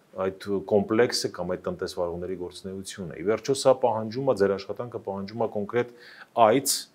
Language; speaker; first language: Armenian; native; Armenian